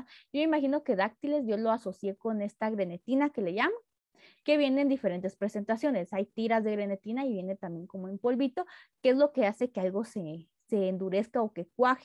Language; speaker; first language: Spanish; native; Spanish